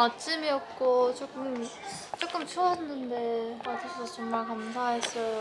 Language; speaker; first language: Korean; non-native, fluent; Japanese